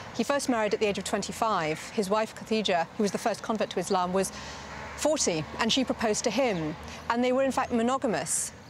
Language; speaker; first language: English; native; English